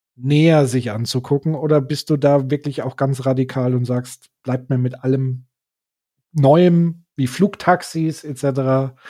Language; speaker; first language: German; native; German